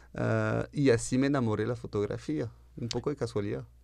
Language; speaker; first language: Spanish; early bilingual, heritage; French